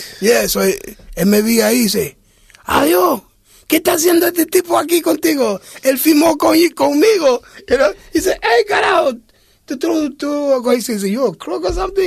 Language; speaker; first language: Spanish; early bilingual, heritage; English